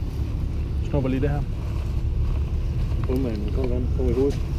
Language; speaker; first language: Danish; native; Danish